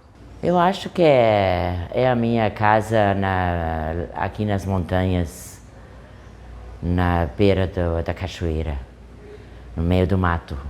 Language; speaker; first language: Portuguese; non-native, fluent; German